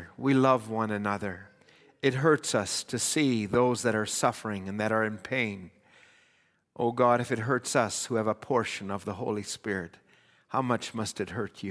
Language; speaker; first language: English; native; English